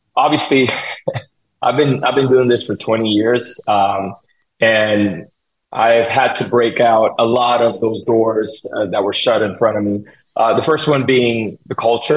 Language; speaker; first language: English; non-native, fluent; Spanish